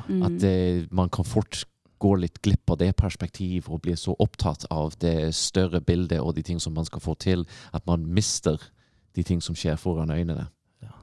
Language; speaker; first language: Norwegian; non-native, fluent; English